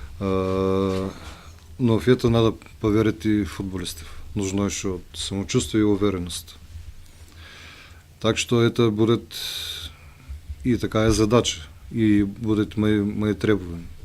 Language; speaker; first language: Russian; non-native, learner; Bulgarian